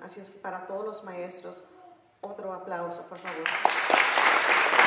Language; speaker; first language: Spanish; early bilingual, heritage; Spanish